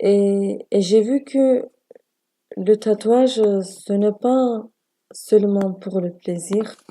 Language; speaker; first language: French; non-native, learner; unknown